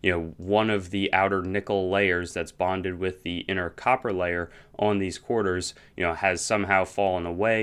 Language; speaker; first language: English; native; English